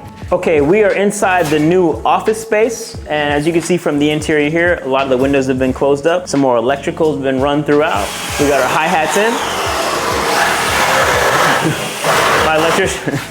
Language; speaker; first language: English; native; English